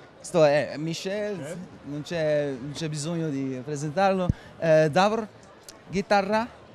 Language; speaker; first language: Italian; early bilingual, heritage; Italian